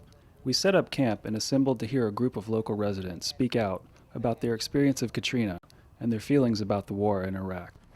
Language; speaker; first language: English; native; English